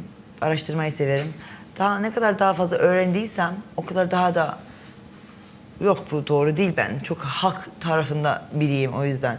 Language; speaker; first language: Turkish; early bilingual, heritage; Turkish